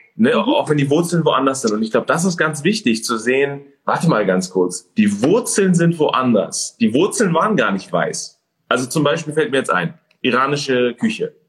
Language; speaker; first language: German; early bilingual, other home language; Persian